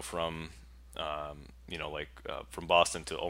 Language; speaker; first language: English; native; English